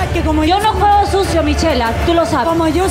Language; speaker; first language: Spanish; native; Spanish